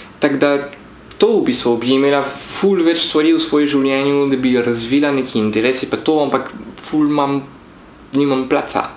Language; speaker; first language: Slovenian; non-native, fluent; French